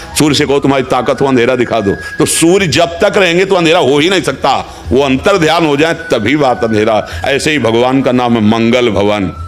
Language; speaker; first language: Hindi; native; Hindi